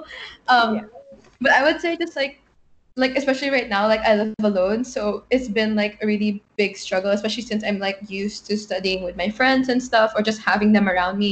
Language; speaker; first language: English; non-native, local second language; Filipino